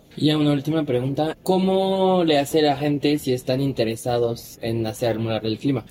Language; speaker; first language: Spanish; native; Spanish